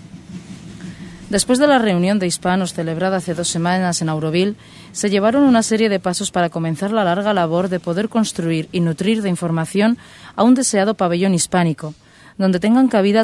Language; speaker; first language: Spanish; native; Spanish